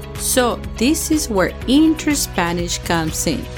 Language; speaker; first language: English; early bilingual, other home language; Spanish